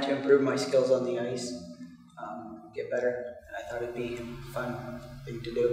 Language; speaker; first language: English; native; English